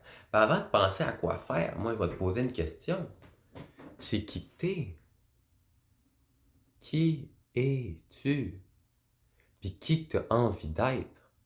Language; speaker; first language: French; native; French